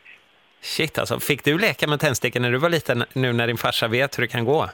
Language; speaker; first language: Swedish; native; Swedish